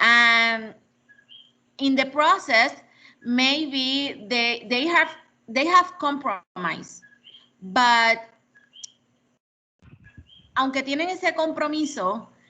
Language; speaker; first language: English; non-native, learner; Spanish